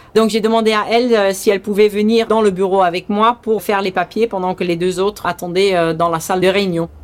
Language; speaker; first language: French; early bilingual, other home language; Dutch